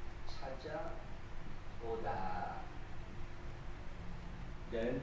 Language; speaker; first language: Vietnamese; non-native, learner; Korean